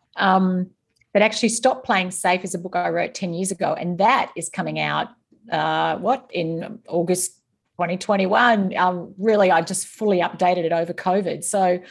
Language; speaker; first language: English; native; English